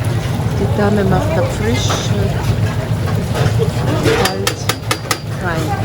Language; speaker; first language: German; non-native, learner; Korean